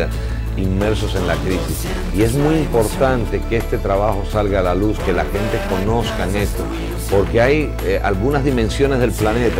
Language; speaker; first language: Spanish; native; Spanish